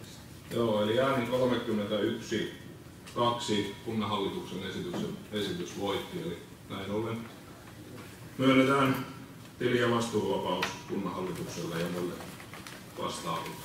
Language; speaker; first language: Finnish; native; Finnish